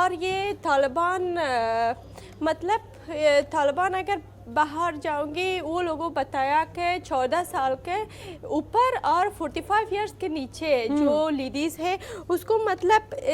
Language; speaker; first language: Hindi; non-native, learner; Persian